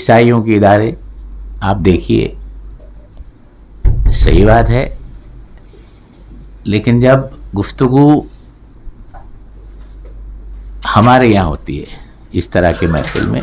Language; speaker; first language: Hindi; native; Hindi